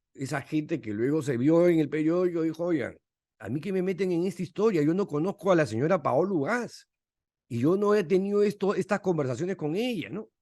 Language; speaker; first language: Spanish; native; Spanish